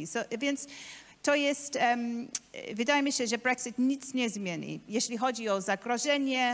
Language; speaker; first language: Polish; non-native, learner; English